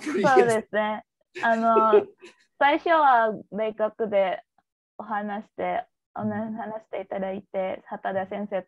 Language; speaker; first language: Japanese; non-native, learner; Indonesian